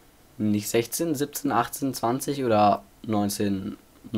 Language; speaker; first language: German; native; German